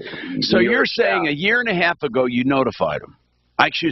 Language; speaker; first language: English; native; English